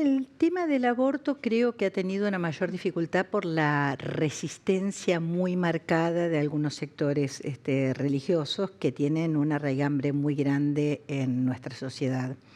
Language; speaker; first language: Spanish; native; Spanish